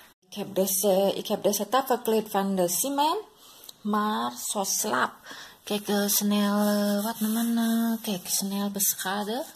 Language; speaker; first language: Dutch; non-native, learner; Indonesian